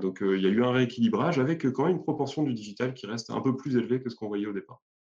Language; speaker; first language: French; native; French